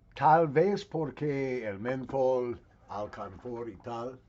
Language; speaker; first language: Spanish; non-native, learner; English